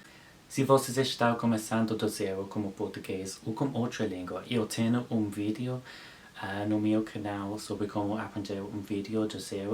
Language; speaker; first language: Portuguese; non-native, learner; English